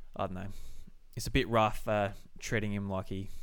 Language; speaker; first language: English; native; English